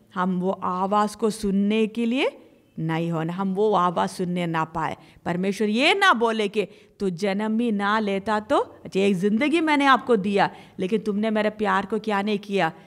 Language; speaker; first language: Hindi; non-native, local second language; Malayalam